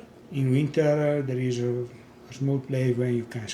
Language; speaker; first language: English; non-native, learner; Italian